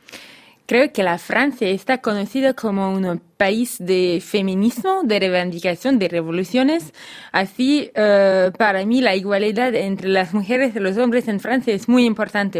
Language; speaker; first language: Spanish; non-native, learner; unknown